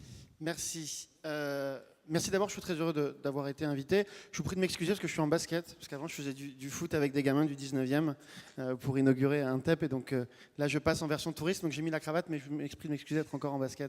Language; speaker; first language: French; native; French